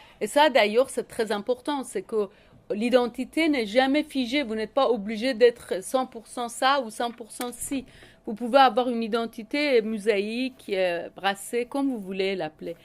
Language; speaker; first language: French; non-native, fluent; Persian